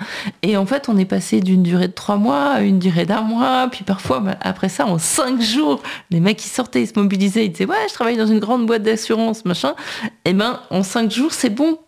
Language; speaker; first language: French; native; French